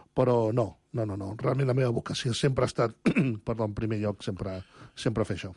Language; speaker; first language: Catalan; early bilingual, other home language; Spanish